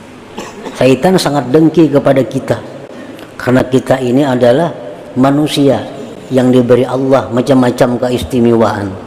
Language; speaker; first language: Indonesian; non-native, local second language; Banjar